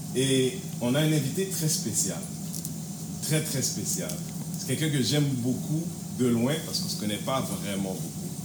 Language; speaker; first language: French; native; French